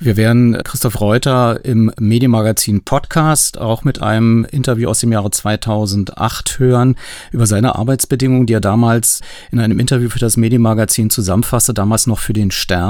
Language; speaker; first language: German; native; German